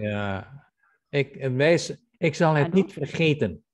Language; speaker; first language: Dutch; non-native, fluent; Indonesian